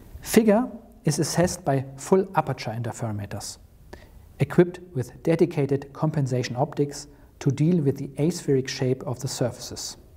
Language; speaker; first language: English; non-native, fluent; German